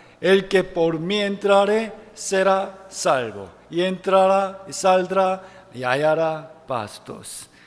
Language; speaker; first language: Spanish; non-native, fluent; Korean